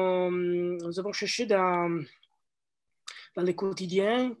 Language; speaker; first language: French; non-native, learner; Italian